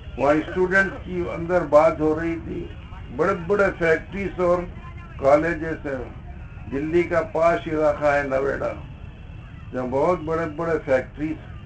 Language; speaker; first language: Urdu; native; Urdu